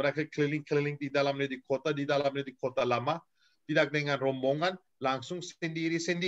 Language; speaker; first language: Indonesian; non-native, fluent; Turkish